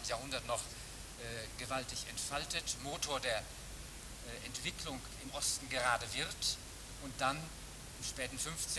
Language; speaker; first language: German; native; German